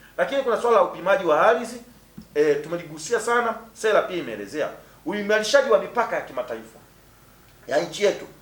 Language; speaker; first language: Swahili; native; Swahili